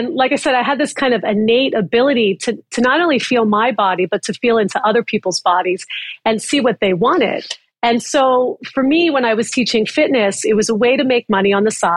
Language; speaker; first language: English; native; English